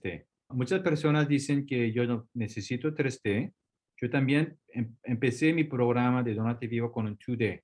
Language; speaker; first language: Spanish; non-native, fluent; Korean